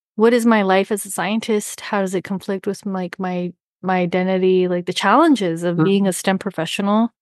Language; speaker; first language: English; native; English